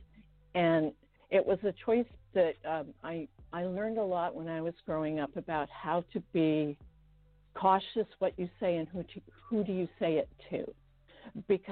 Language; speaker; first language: English; non-native, fluent; Estonian